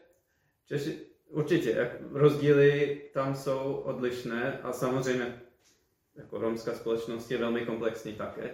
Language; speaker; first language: Czech; non-native, fluent; English